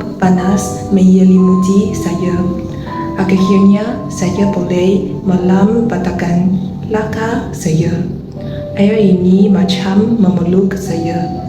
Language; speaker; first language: Malay; non-native, learner; Chinese